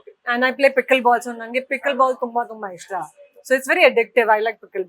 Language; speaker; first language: Kannada; non-native, learner; Hindi